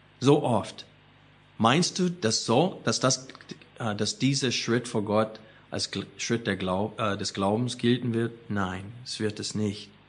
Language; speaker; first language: German; non-native, fluent; English